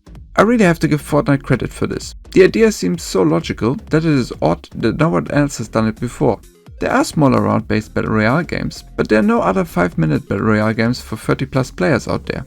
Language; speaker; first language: English; non-native, fluent; German